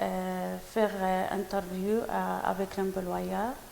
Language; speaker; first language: French; non-native, learner; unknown